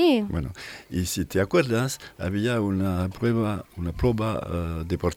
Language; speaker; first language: Spanish; non-native, fluent; French